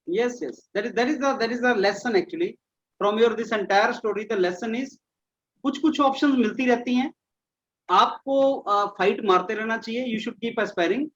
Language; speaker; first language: English; non-native, local second language; Hindi